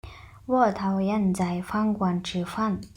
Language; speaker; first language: Chinese; non-native, fluent; Mongolian